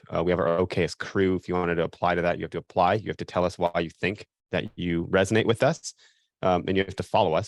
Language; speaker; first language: English; native; English